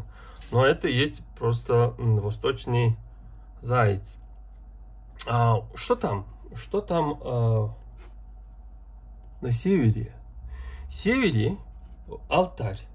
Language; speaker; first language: Russian; non-native, learner; Mongolian